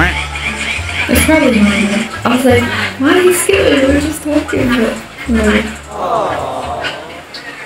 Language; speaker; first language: English; non-native, fluent; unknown